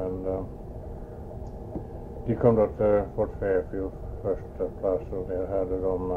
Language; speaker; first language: Swedish; early bilingual, heritage; Swedish